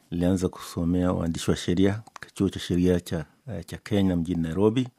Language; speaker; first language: Swahili; non-native, local second language; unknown